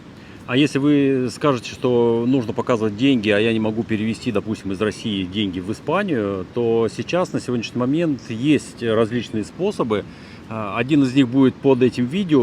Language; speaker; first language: Russian; native; Russian